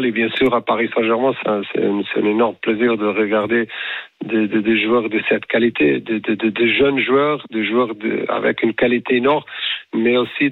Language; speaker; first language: French; non-native, fluent; Portuguese